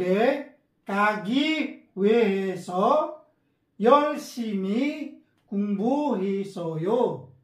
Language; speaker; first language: Korean; non-native, fluent; Filipino